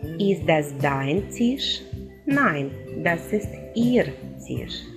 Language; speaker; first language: German; non-native, fluent; Ukrainian